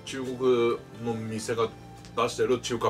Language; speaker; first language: Japanese; native; Japanese